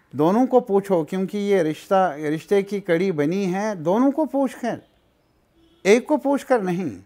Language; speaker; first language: Urdu; non-native, local second language; Kashmiri